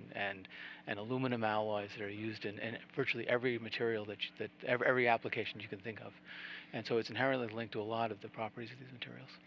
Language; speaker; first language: English; native; English